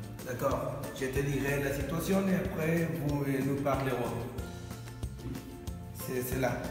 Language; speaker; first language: French; non-native, learner; Spanish